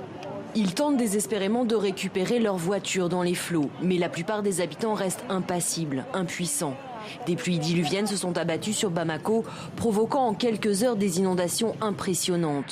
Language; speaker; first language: French; native; French